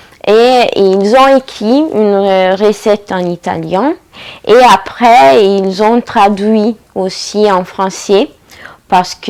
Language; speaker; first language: French; non-native, fluent; Italian